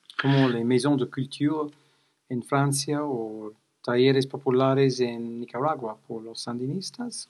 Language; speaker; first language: Spanish; non-native, fluent; English